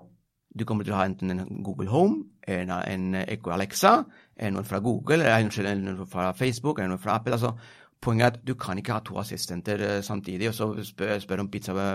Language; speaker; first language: Norwegian; non-native, fluent; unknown